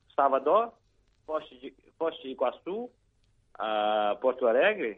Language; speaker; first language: Portuguese; non-native, fluent; Chinese